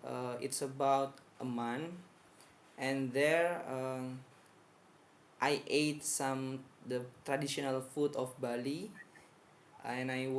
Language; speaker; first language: English; non-native, fluent; Indonesian